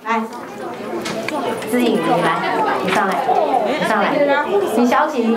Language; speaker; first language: Chinese; native; Chinese